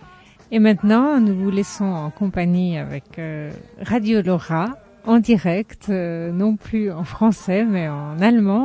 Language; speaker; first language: French; native; French